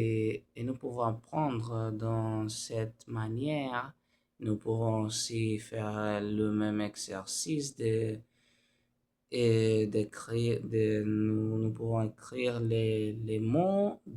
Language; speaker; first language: French; non-native, learner; Spanish